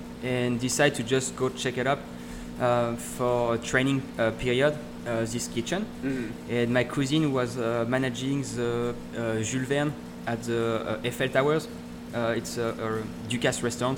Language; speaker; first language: English; non-native, learner; French